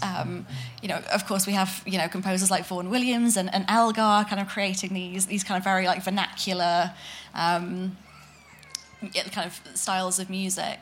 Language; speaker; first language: English; native; English